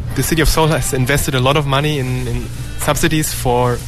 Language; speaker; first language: English; non-native, fluent; German